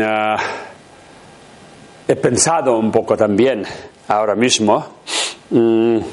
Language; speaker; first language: Spanish; non-native, learner; Tibetan